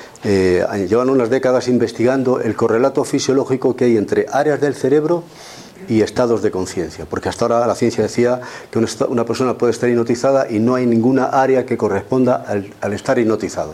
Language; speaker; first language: Spanish; native; Spanish